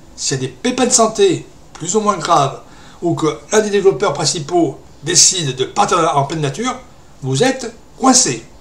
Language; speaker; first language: French; native; French